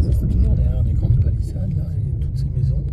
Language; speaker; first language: French; native; French